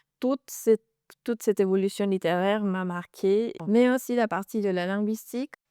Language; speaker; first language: French; non-native, fluent; Spanish